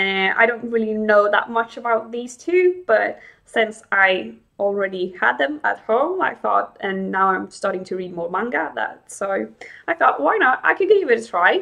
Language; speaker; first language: English; non-native, fluent; Swedish